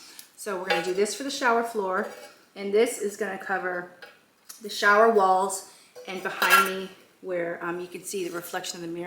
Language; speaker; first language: English; native; English